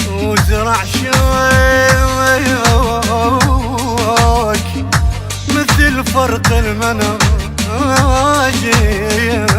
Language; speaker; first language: Arabic; native; Arabic